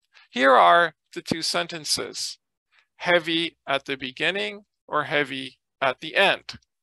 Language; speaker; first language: English; native; English